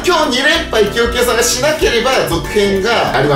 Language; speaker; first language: Japanese; native; Japanese